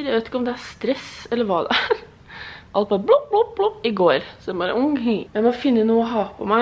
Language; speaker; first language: Norwegian; native; Norwegian